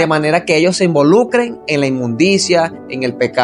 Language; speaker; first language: Spanish; native; Spanish